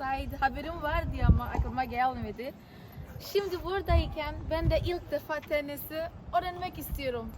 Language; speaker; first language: Turkish; native; Turkish